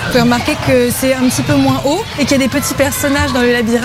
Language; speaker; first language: French; native; French